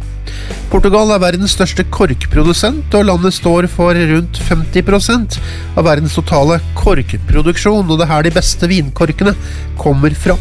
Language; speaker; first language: Norwegian; native; Norwegian